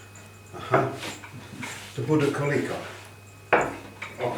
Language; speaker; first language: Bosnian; non-native, learner; English